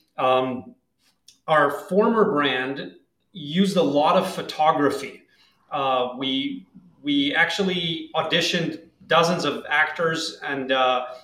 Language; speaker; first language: English; non-native, fluent; Hebrew